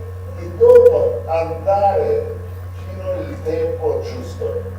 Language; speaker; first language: Italian; non-native, learner; Russian